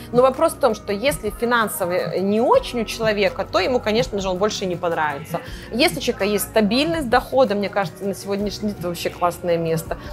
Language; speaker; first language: Russian; native; Russian